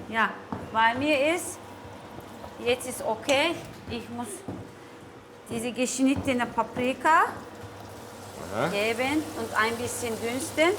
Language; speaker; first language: German; non-native, learner; Turkish